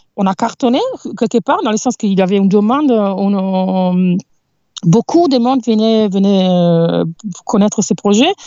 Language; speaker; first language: French; non-native, fluent; Italian